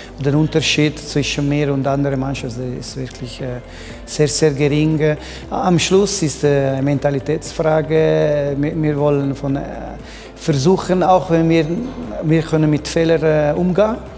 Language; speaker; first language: German; non-native, local second language; Italian